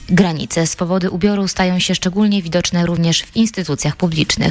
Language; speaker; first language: Polish; native; Polish